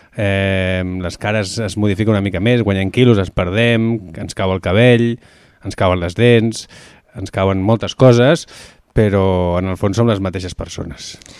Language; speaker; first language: Catalan; native; Catalan